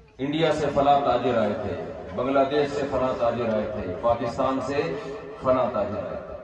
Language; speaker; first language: Urdu; native; Urdu